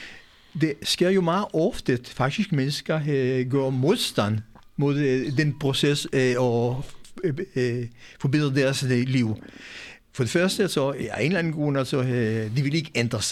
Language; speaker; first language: Danish; non-native, fluent; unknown